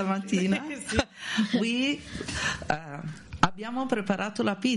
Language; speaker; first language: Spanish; non-native, learner; Italian